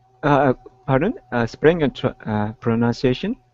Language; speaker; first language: English; non-native, learner; Japanese